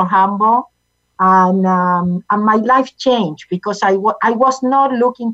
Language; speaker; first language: English; non-native, fluent; Spanish